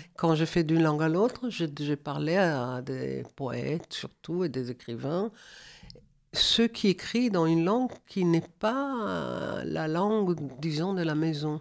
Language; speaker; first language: French; non-native, fluent; German